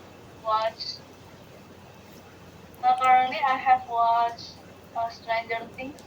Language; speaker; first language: English; non-native, learner; Indonesian